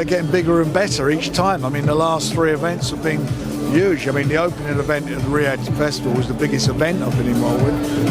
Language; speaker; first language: English; native; English